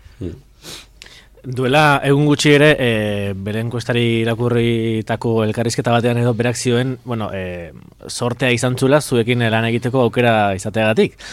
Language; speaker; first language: Basque; native; Basque